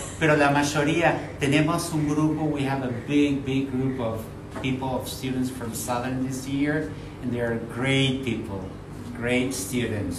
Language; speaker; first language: English; early bilingual, other home language; Spanish